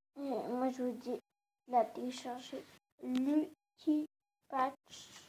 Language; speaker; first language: French; native; French